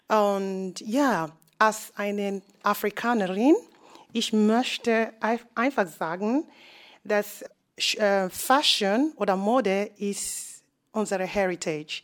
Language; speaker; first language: German; non-native, learner; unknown